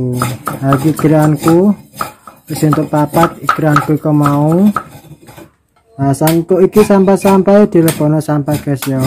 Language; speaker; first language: Indonesian; non-native, local second language; Javanese